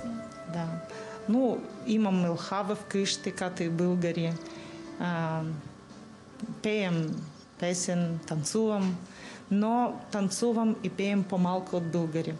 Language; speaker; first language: Bulgarian; non-native, learner; Russian